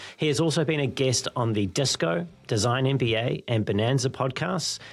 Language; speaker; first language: English; native; English